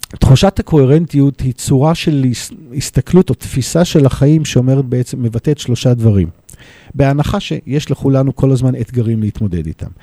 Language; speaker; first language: Hebrew; native; Hebrew